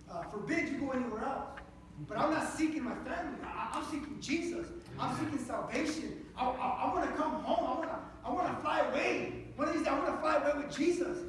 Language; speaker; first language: English; early bilingual, other home language; Spanish